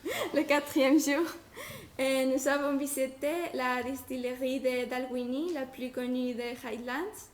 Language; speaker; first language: French; non-native, learner; Spanish